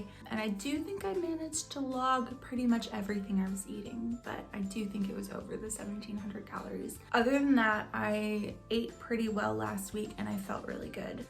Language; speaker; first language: English; native; English